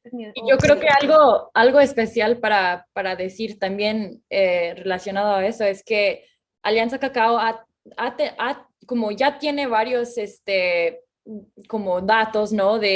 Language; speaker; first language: Spanish; non-native, fluent; English